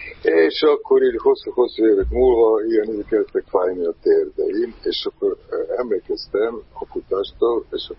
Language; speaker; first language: Hungarian; non-native, fluent; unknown